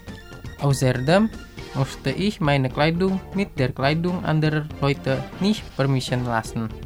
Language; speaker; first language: German; non-native, learner; Indonesian